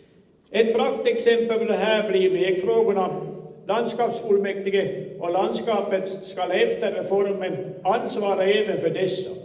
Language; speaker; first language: Swedish; native; Swedish